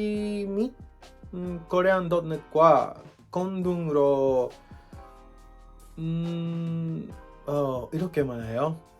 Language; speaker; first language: Korean; non-native, learner; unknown